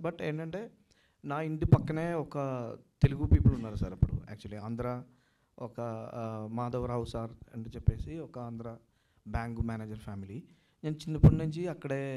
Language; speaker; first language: Telugu; non-native, learner; Malayalam